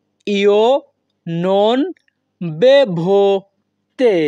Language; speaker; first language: Italian; non-native, fluent; Bangla